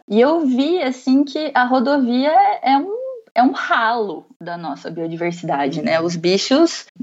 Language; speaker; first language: Portuguese; native; Portuguese